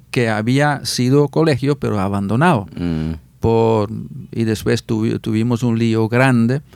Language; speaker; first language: Spanish; non-native, fluent; Dutch